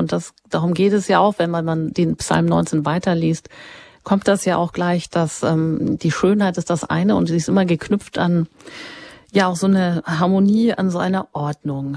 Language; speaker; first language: German; native; German